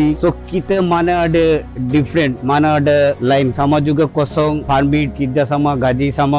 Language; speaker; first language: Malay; non-native, learner; Bangla